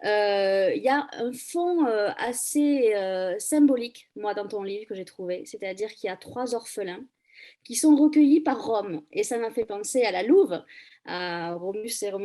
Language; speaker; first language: French; native; French